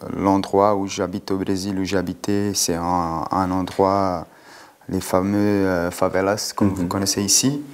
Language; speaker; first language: French; non-native, fluent; Portuguese